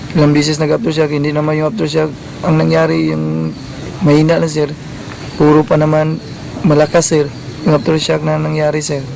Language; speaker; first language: Filipino; non-native, local second language; Cebuano